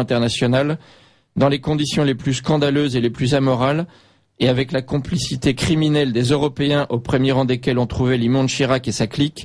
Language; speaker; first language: French; native; French